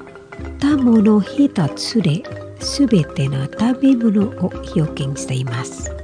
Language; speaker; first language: Japanese; non-native, fluent; Indonesian